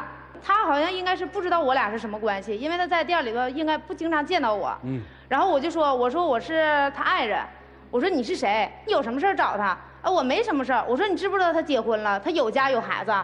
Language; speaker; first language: Chinese; native; Chinese